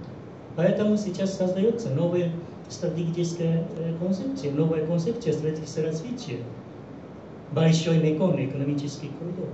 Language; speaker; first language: Russian; non-native, fluent; Japanese